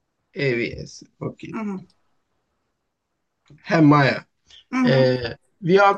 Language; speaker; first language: German; non-native, learner; Turkish